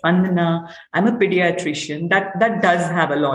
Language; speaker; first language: English; non-native, local second language; Telugu